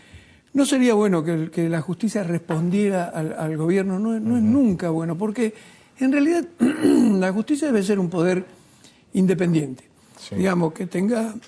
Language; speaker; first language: Spanish; native; Spanish